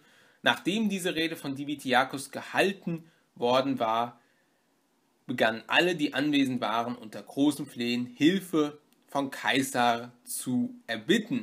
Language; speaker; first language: German; native; German